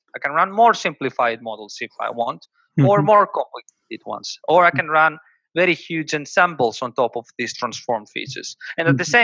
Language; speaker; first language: English; non-native, fluent; Greek